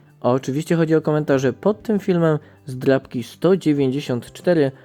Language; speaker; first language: Polish; native; Polish